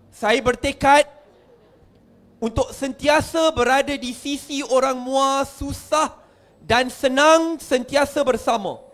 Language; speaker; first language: Malay; native; Malay